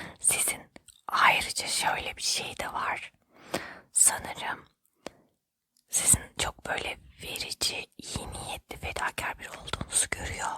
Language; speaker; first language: Turkish; native; Turkish